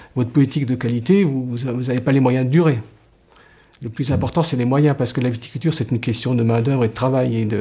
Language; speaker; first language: French; native; French